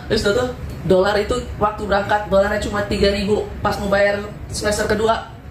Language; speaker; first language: Indonesian; native; Indonesian